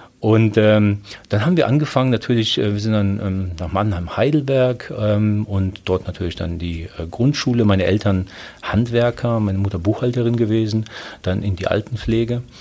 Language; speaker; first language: German; early bilingual, other home language; Polish